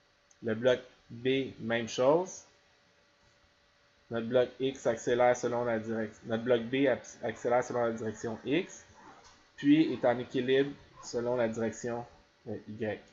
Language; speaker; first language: French; native; French